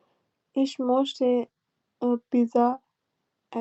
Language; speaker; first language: German; non-native, learner; Urdu